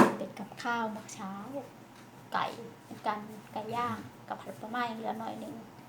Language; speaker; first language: Thai; native; Thai